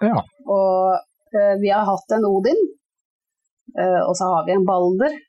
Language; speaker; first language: Norwegian; native; Norwegian